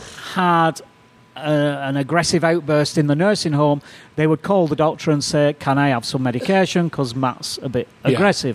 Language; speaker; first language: English; native; English